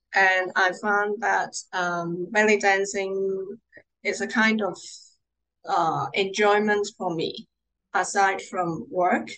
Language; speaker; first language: English; non-native, local second language; Cantonese